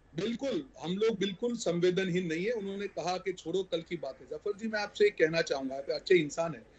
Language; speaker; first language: Hindi; non-native, local second language; Gujarati